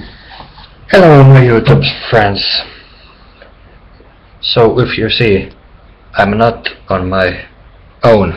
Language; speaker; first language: English; non-native, learner; Finnish